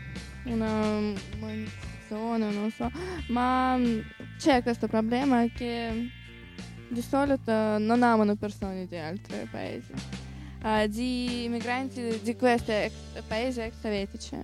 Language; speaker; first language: Italian; non-native, learner; Russian